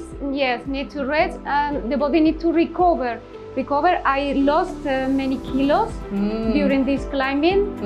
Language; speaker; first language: English; non-native, learner; Spanish